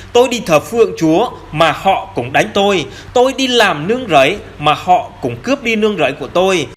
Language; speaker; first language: Vietnamese; non-native, local second language; Jarai